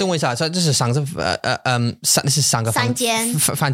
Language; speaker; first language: Chinese; non-native, learner; English